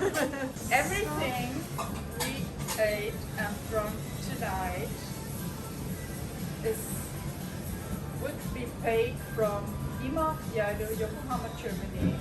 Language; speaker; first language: English; non-native, fluent; German